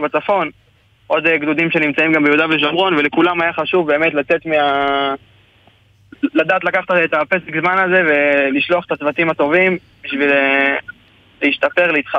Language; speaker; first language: Hebrew; native; Hebrew